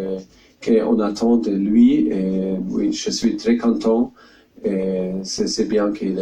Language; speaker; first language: French; non-native, fluent; German